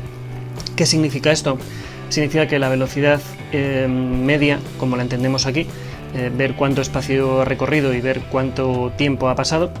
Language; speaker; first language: Spanish; native; Spanish